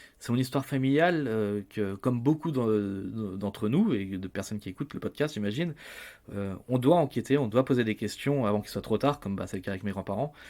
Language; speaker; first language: French; native; French